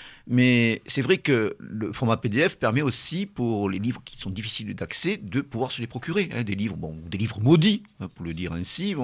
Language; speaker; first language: French; native; French